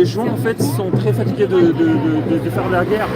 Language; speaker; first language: French; non-native, fluent; Arabic